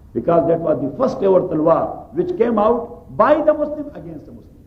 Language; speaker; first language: English; non-native, local second language; Urdu